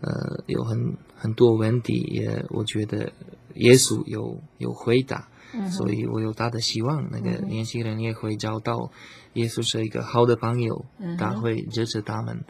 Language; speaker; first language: Chinese; non-native, learner; Slovak